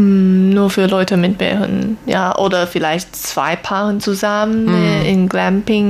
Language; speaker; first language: German; non-native, learner; Chinese